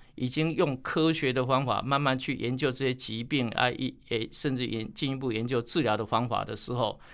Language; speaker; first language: Chinese; native; Chinese